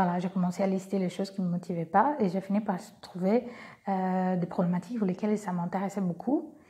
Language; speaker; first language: French; non-native, fluent; Portuguese